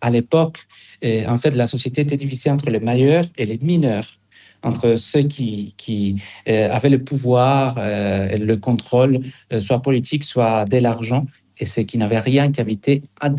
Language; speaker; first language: French; non-native, fluent; Spanish